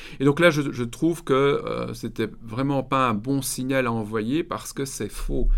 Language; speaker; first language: French; native; French